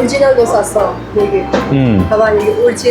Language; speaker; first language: Korean; non-native, learner; Persian